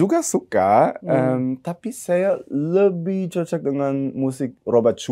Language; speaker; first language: Indonesian; early bilingual, heritage; German